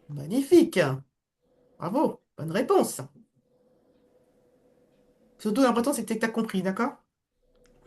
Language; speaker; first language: French; native; French